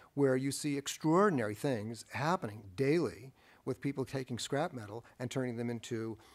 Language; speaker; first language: English; native; English